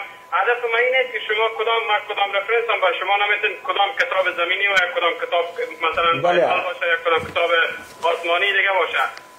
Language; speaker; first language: Persian; native; Persian